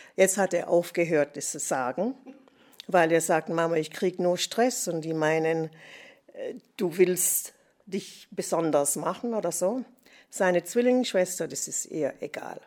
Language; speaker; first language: German; non-native, fluent; English